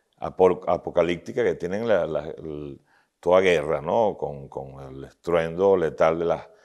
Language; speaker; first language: Spanish; native; Spanish